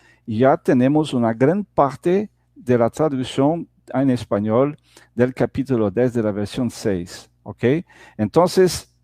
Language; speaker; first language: Spanish; non-native, fluent; Portuguese